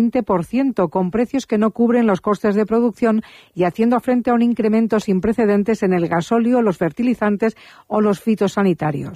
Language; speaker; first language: Spanish; native; Spanish